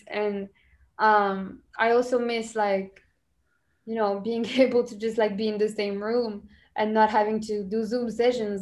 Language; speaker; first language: English; non-native, fluent; French